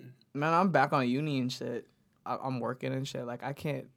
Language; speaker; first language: English; non-native, local second language; Filipino